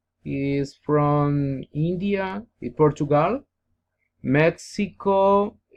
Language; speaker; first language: English; non-native, learner; Spanish